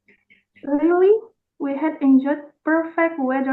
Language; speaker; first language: English; non-native, learner; Indonesian